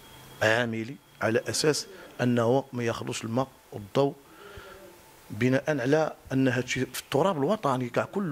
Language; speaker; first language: Arabic; native; Arabic